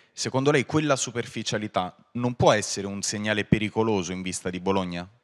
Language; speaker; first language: Italian; native; Italian